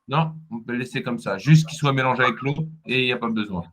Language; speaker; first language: French; native; French